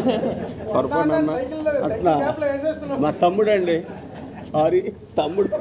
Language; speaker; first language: Telugu; native; Telugu